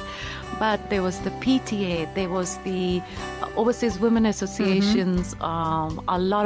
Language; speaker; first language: English; non-native, local second language; Punjabi